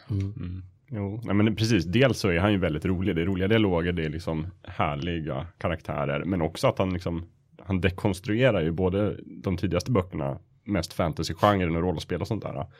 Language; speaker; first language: Swedish; native; Swedish